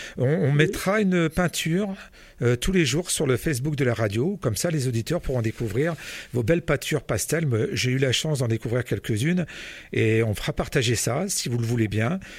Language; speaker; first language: French; native; French